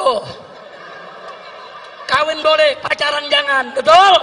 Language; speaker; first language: Indonesian; native; Indonesian